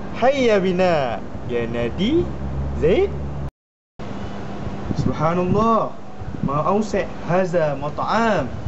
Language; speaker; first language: Arabic; non-native, learner; Malay